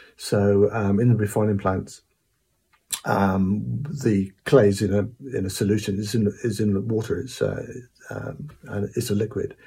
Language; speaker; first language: English; native; English